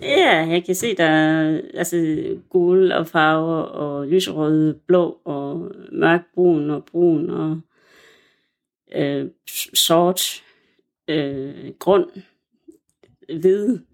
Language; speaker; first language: Danish; non-native, fluent; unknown